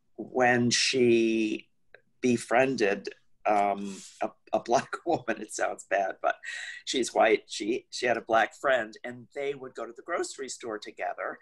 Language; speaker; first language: English; native; English